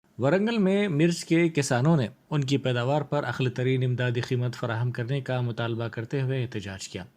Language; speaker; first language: Urdu; native; Urdu